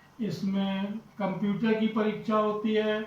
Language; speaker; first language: Hindi; native; Hindi